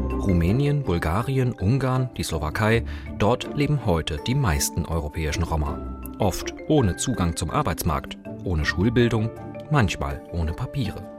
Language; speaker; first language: German; native; German